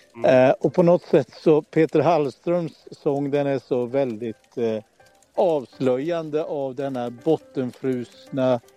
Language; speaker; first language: Swedish; native; Swedish